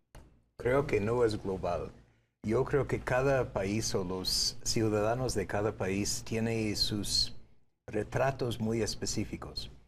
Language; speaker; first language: Spanish; non-native, fluent; English